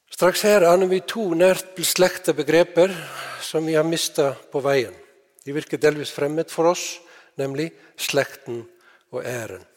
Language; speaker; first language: Norwegian; non-native, fluent; Icelandic